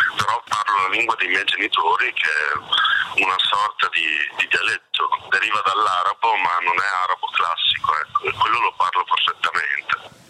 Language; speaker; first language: Italian; early bilingual, other home language; Arabic